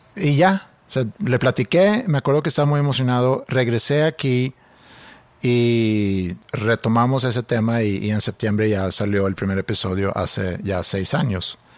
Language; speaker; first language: Spanish; non-native, fluent; Swedish